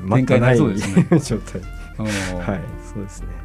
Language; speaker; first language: Japanese; native; Japanese